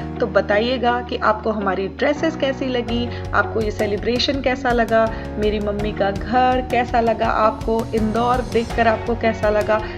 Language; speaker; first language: Hindi; native; Hindi